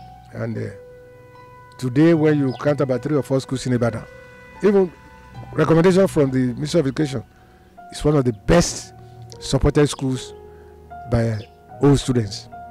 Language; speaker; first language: English; non-native, local second language; Yoruba